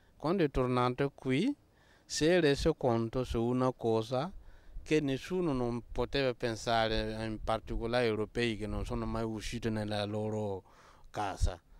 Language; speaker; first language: Italian; non-native, fluent; Mossi